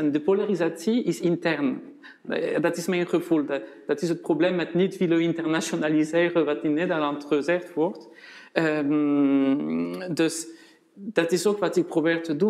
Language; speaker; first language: Dutch; non-native, fluent; French